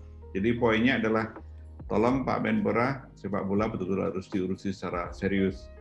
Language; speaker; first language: Indonesian; native; Indonesian